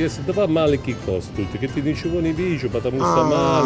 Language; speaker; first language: Russian; non-native, learner; Italian